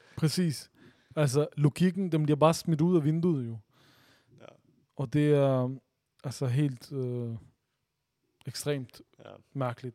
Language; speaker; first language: Danish; early bilingual, other home language; Urdu